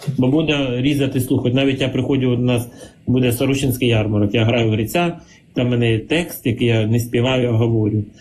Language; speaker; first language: Ukrainian; non-native, local second language; Russian